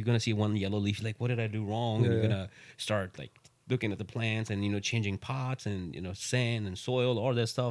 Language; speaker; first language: English; non-native, local second language; Urdu